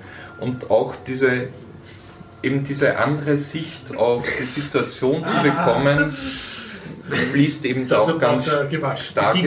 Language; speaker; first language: German; native; German